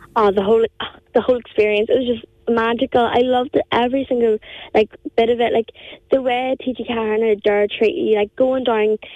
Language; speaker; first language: English; native; English